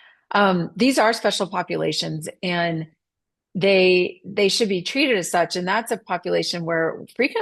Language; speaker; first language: English; native; English